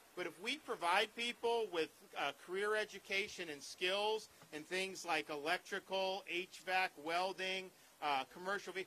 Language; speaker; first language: English; native; English